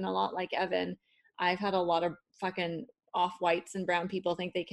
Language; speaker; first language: English; non-native, fluent; Spanish